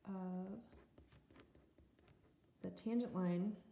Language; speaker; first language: English; native; English